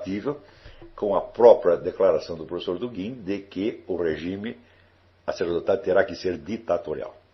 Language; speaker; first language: Portuguese; native; Portuguese